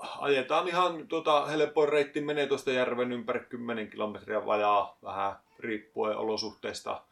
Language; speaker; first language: Finnish; native; Finnish